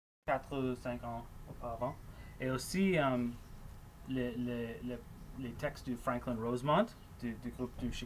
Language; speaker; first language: French; non-native, local second language; English